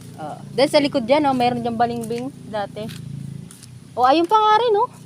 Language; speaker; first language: Filipino; native; Filipino